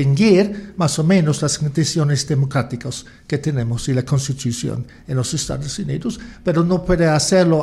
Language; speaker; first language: Spanish; non-native, learner; English